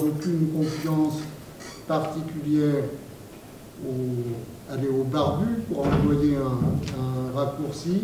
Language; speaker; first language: French; native; French